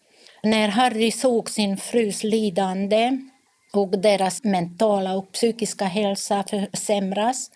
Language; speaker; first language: Swedish; non-native, fluent; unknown